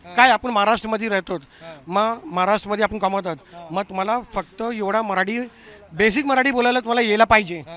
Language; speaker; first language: Marathi; non-native, local second language; Hindi